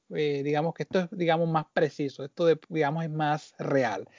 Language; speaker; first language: Spanish; native; Spanish